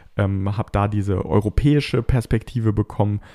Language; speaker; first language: German; native; German